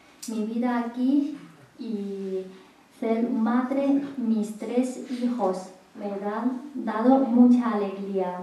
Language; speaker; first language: Spanish; non-native, learner; Chinese